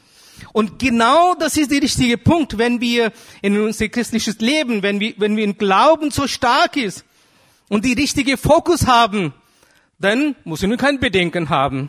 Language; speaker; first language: German; non-native, fluent; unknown